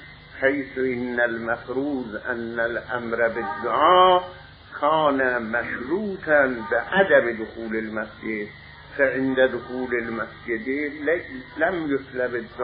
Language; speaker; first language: Arabic; non-native, fluent; Persian